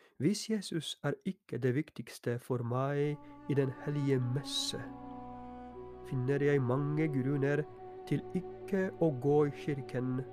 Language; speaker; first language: Norwegian; non-native, fluent; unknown